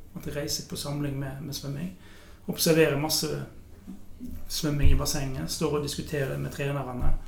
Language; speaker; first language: Norwegian; native; Norwegian